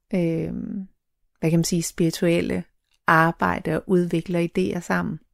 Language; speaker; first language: Danish; native; Danish